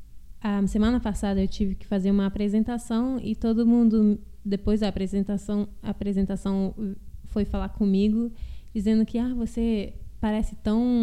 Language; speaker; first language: Portuguese; early bilingual, heritage; Portuguese